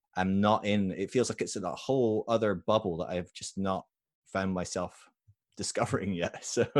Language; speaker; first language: English; native; English